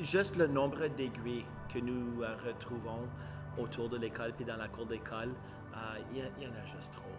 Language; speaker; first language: French; native; French